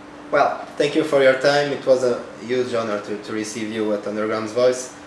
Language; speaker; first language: English; non-native, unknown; Portuguese